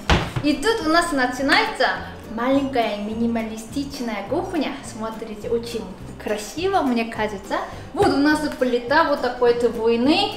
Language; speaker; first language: Russian; non-native, fluent; Korean